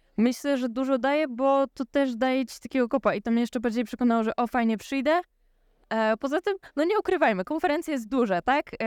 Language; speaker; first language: Polish; native; Polish